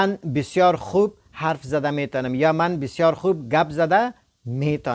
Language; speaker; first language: Persian; non-native, local second language; Pashto